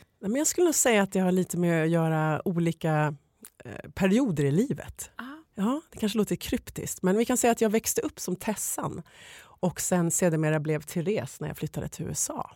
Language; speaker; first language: Swedish; native; Swedish